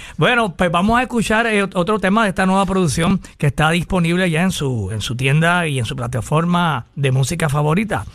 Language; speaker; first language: Spanish; native; Spanish